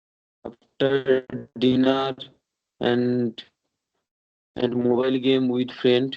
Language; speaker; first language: English; non-native, learner; Bangla